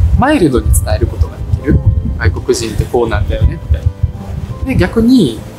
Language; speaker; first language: Japanese; early bilingual, other home language; Russian